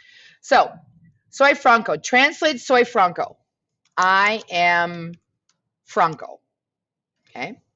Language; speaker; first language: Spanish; non-native, fluent; English